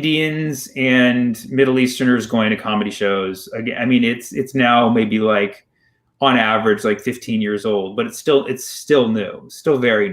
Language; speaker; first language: English; early bilingual, other home language; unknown